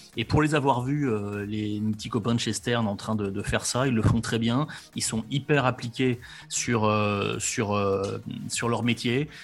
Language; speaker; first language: French; native; French